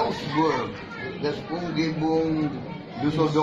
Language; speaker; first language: German; non-native, fluent; Indonesian